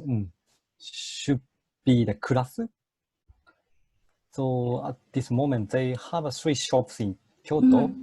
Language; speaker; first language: English; non-native, fluent; Japanese